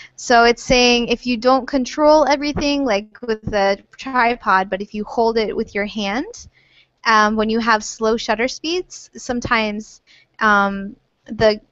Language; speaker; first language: English; native; English